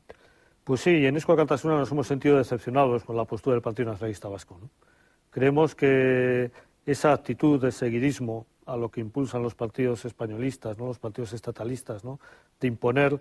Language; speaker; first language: Spanish; native; Spanish